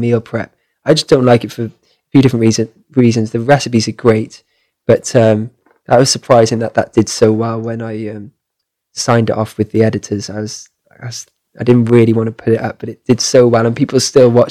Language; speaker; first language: English; native; English